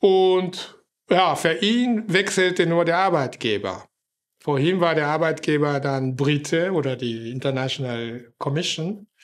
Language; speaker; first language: German; non-native, fluent; Japanese